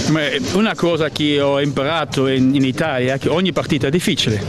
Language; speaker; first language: Italian; non-native, learner; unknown